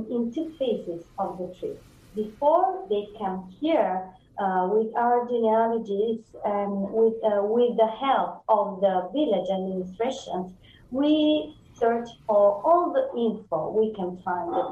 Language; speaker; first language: English; non-native, fluent; Italian